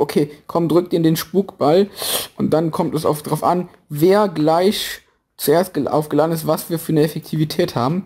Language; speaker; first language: German; native; German